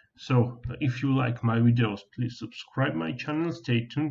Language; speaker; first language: English; non-native, learner; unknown